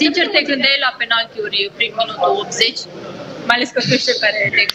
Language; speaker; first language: Romanian; native; Romanian